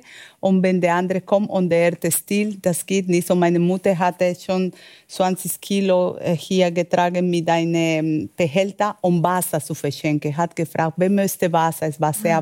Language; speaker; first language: German; non-native, learner; Spanish